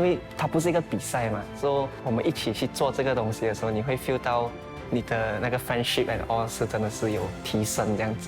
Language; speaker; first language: Chinese; native; Chinese